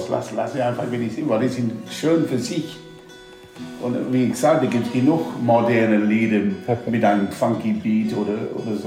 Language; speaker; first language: German; non-native, fluent; English